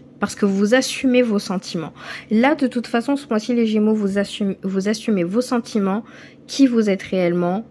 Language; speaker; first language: French; native; French